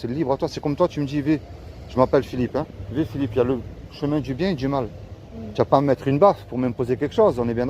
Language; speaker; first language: French; native; French